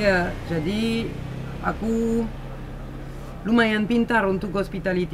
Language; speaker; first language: Indonesian; non-native, fluent; French